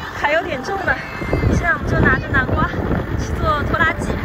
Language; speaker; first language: Chinese; native; Chinese